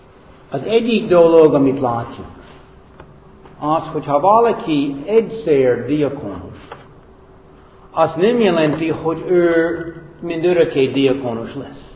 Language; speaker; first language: Hungarian; non-native, fluent; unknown